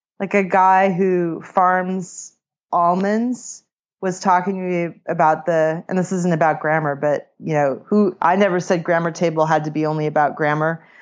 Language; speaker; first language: English; native; English